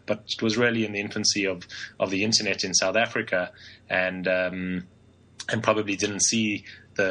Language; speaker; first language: English; native; English